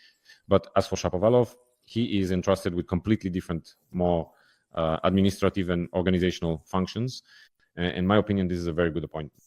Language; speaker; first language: English; non-native, fluent; Ukrainian